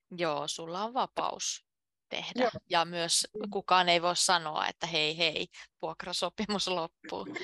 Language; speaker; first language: Finnish; native; Finnish